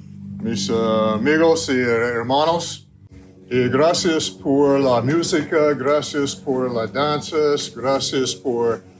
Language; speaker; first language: Spanish; non-native, learner; English